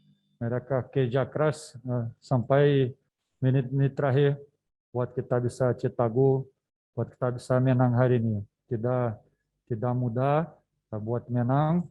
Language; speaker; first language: Indonesian; non-native, fluent; Dutch